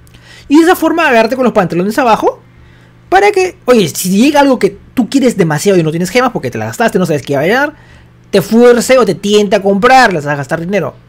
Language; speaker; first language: Spanish; native; Spanish